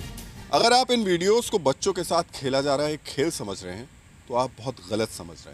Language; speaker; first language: Hindi; native; Hindi